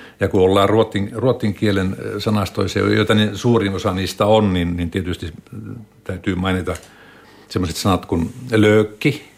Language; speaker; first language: Finnish; native; Finnish